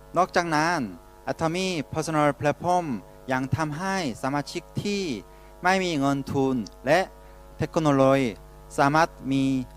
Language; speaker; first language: Thai; non-native, fluent; Korean